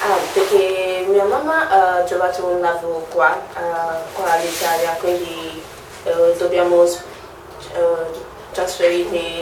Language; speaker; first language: Italian; non-native, learner; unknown